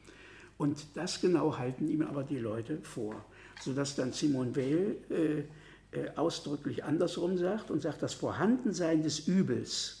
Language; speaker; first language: German; native; German